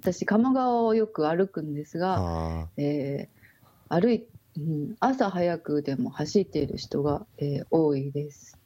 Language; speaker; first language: Japanese; native; Japanese